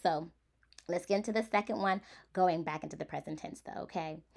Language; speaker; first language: English; native; English